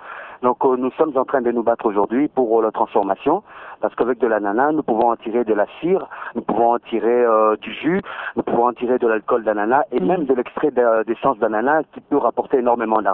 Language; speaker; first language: French; non-native, local second language; Luba-Lulua